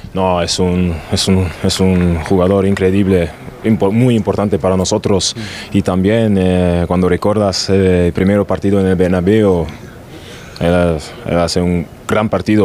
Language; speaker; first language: Spanish; non-native, learner; German